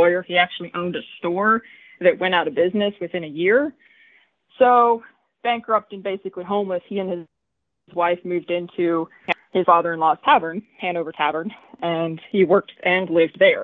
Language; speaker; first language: English; native; English